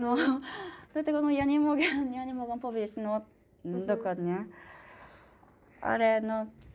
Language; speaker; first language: Polish; non-native, learner; Japanese